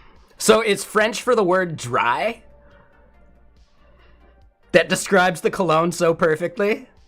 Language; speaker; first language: English; native; English